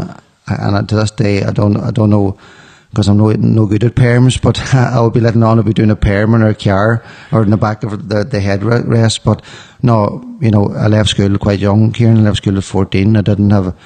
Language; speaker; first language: English; native; English